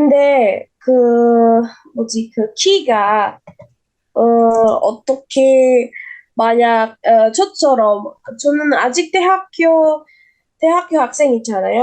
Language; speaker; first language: Korean; non-native, learner; Indonesian